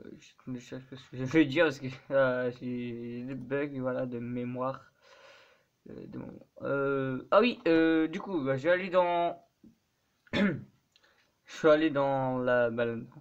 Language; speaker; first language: French; native; French